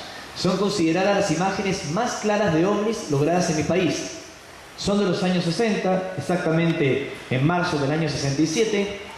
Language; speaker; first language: Spanish; native; Spanish